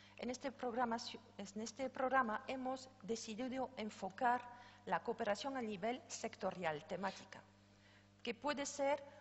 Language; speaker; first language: Spanish; non-native, fluent; French